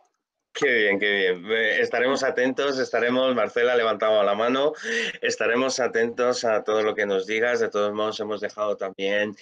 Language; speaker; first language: Spanish; native; Spanish